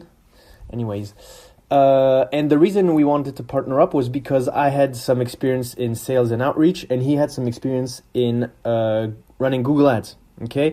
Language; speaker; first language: English; non-native, fluent; French